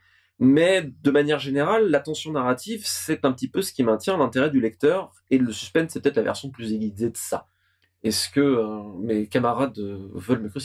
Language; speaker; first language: French; native; French